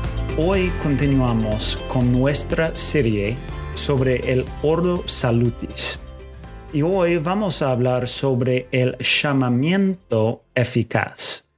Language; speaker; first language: Spanish; non-native, fluent; English